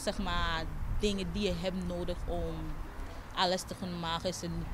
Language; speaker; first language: Dutch; non-native, fluent; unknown